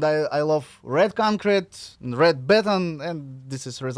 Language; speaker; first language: English; non-native, learner; Russian